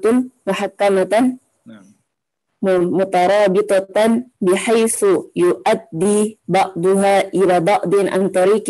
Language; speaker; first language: Arabic; non-native, learner; Indonesian